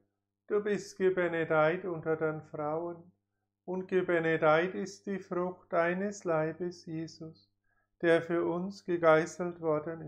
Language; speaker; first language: German; native; German